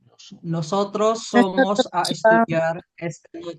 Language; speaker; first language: Spanish; non-native, learner; Filipino